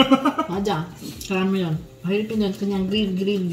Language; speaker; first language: Korean; non-native, local second language; Filipino